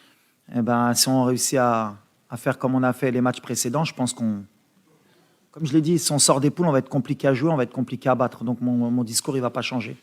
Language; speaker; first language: French; native; French